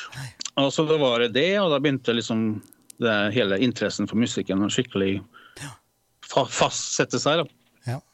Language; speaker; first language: Norwegian; early bilingual, other home language; Polish